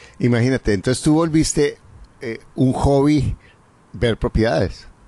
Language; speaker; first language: Spanish; native; Spanish